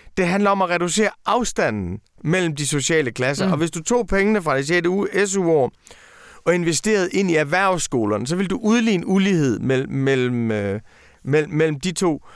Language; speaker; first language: Danish; native; Danish